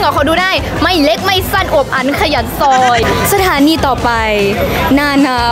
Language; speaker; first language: Thai; native; Thai